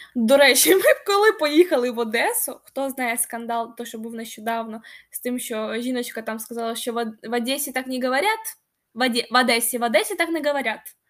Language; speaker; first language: Ukrainian; non-native, local second language; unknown